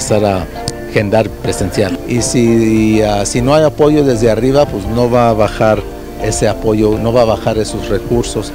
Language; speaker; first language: Spanish; early bilingual, heritage; Spanish